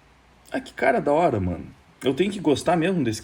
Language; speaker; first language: Portuguese; native; Portuguese